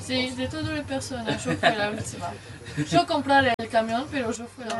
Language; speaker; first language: Spanish; non-native, learner; French